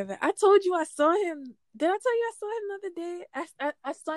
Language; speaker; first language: English; native; English